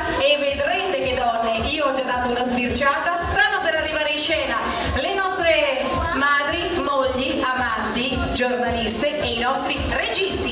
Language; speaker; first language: Italian; native; Italian